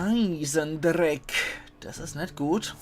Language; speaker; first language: German; native; German